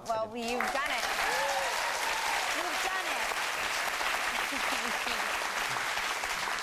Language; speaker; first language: English; native; English